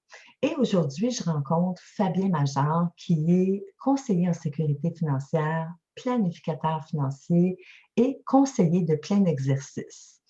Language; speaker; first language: French; native; French